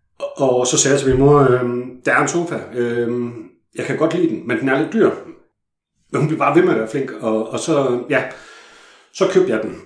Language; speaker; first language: Danish; native; Danish